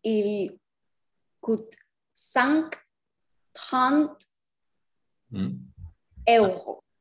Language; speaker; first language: French; non-native, learner; Spanish